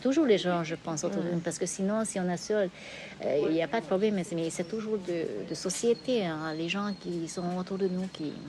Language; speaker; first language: French; non-native, fluent; Hungarian